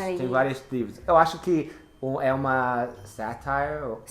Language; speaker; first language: Portuguese; non-native, fluent; English